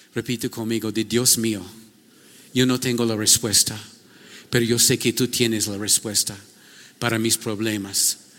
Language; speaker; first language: Spanish; non-native, fluent; English